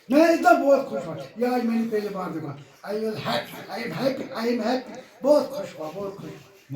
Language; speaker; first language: Hindi; non-native, local second language; Kashmiri